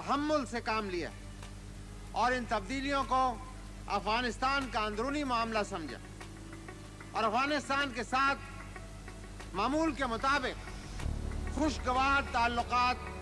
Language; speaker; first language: Urdu; non-native, local second language; Punjabi